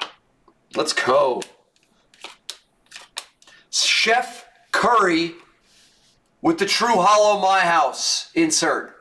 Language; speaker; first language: English; native; English